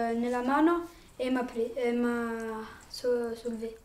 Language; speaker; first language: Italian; non-native, learner; French